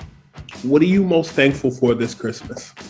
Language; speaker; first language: English; native; English